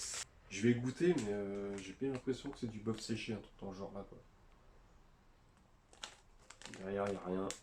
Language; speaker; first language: French; native; French